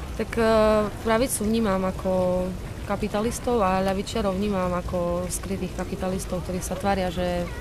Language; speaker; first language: Slovak; native; Slovak